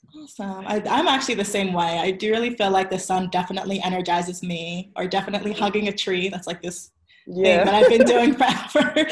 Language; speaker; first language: English; native; English